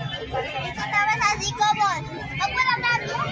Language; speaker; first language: Spanish; early bilingual, heritage; Spanish